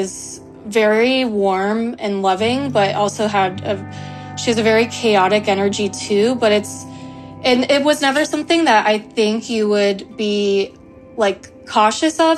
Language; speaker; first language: English; native; English